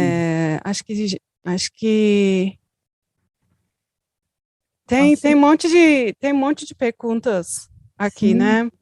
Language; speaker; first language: Portuguese; non-native, learner; Turkish